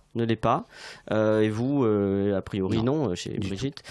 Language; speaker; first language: French; native; French